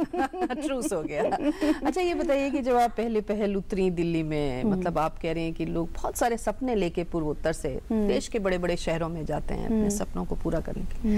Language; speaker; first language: Hindi; native; Hindi